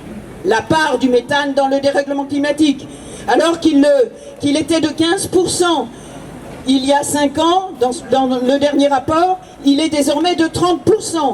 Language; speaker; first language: French; native; French